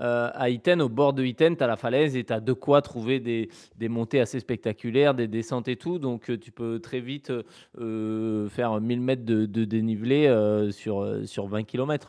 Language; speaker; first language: French; native; French